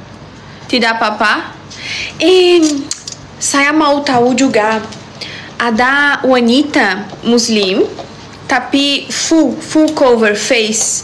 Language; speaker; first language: Indonesian; non-native, learner; Portuguese